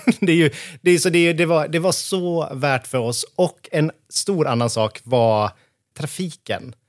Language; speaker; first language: Swedish; native; Swedish